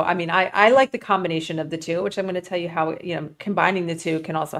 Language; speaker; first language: English; native; English